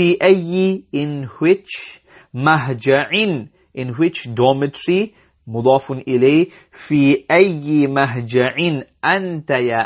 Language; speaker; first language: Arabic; non-native, fluent; English